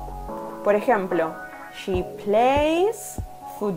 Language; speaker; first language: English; non-native, fluent; Spanish